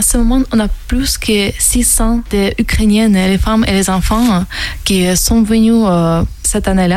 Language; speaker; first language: French; non-native, fluent; Ukrainian